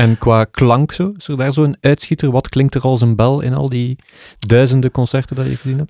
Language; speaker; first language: Dutch; native; Dutch